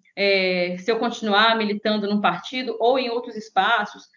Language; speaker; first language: Portuguese; native; Portuguese